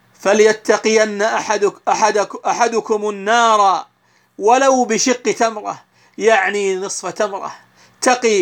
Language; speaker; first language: Arabic; native; Arabic